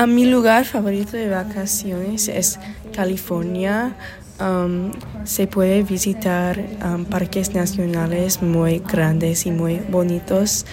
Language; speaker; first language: Spanish; non-native, learner; English